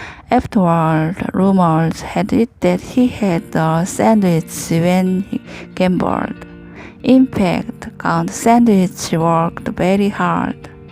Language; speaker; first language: English; non-native, learner; Korean